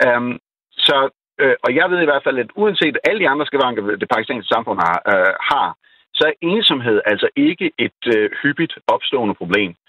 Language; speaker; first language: Danish; non-native, fluent; Urdu